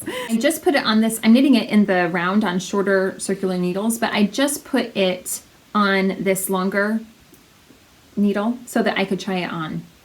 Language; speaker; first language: English; native; English